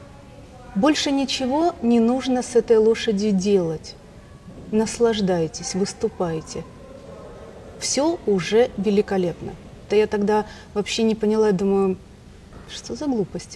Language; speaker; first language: Russian; native; Russian